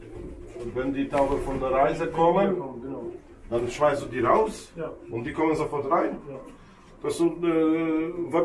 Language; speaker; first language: German; non-native, fluent; Polish